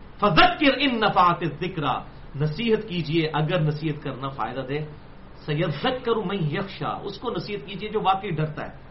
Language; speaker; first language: Urdu; non-native, local second language; Punjabi